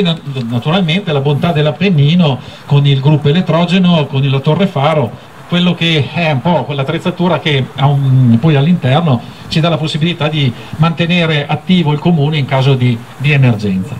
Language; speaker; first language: Italian; native; Italian